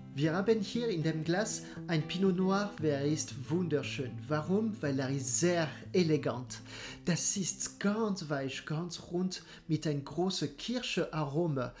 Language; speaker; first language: German; non-native, learner; French